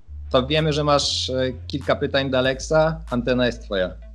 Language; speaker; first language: Polish; native; Polish